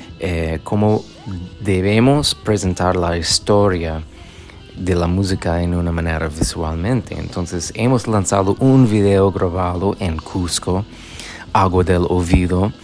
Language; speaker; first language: Spanish; non-native, fluent; English